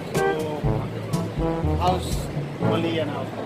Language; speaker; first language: English; non-native, learner; Filipino